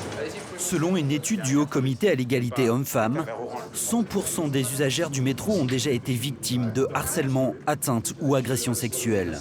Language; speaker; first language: French; native; French